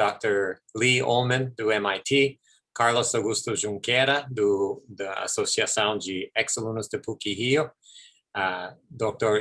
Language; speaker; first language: Portuguese; non-native, fluent; English